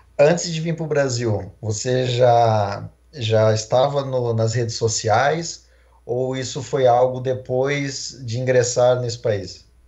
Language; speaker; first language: Portuguese; native; Portuguese